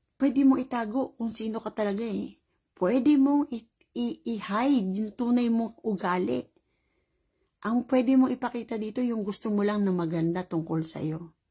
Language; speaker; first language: Filipino; native; Filipino